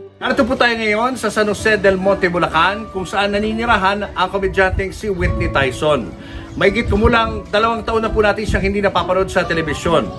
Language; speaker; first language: Filipino; native; Filipino